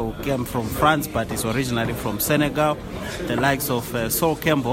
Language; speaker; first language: English; non-native, local second language; Shona